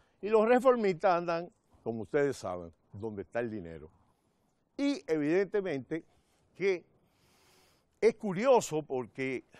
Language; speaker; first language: Spanish; native; Spanish